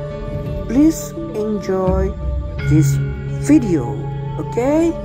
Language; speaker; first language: English; non-native, learner; Indonesian